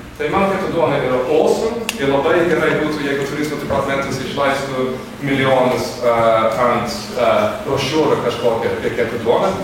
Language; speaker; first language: Lithuanian; non-native, fluent; English